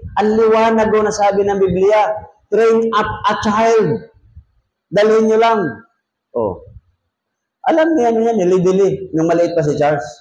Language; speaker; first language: Filipino; non-native, local second language; Cebuano